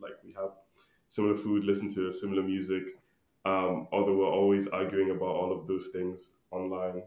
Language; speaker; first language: English; non-native, local second language; Akan